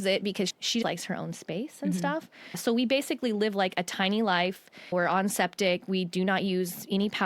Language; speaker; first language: English; native; English